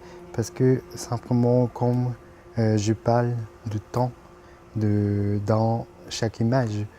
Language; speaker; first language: French; non-native, fluent; Japanese